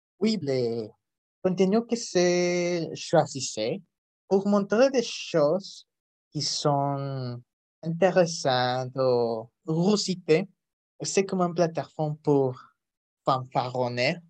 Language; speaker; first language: French; non-native, learner; Spanish